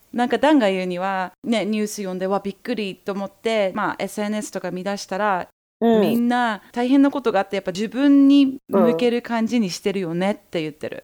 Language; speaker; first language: Japanese; early bilingual, heritage; Japanese